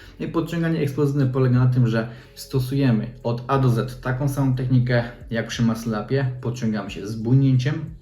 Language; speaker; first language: Polish; native; Polish